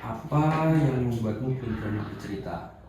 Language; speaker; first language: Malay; non-native, fluent; Indonesian